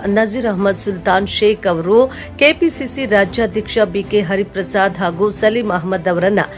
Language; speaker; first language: Kannada; native; Kannada